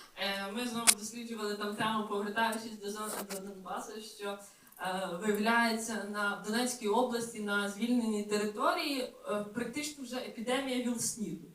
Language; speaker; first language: Ukrainian; native; Ukrainian